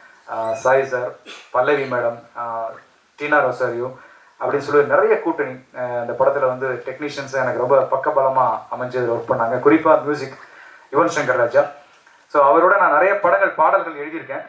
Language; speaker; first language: Tamil; native; Tamil